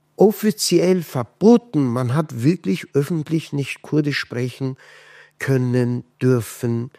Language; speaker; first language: German; non-native, fluent; Kurdish